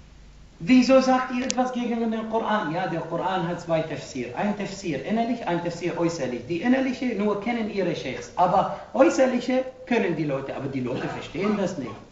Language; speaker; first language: German; non-native, fluent; Arabic